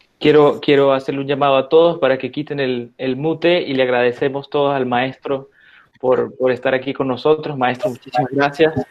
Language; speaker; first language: Spanish; native; Spanish